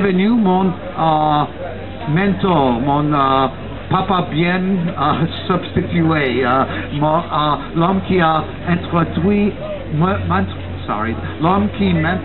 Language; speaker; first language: French; non-native, learner; English